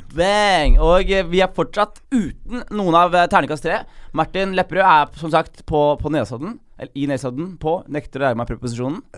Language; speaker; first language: Norwegian; early bilingual, other home language; Somali